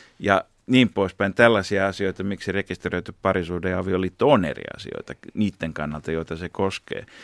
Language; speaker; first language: Finnish; native; Finnish